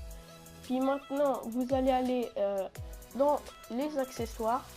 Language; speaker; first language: French; native; French